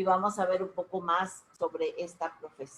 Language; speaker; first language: Spanish; native; Spanish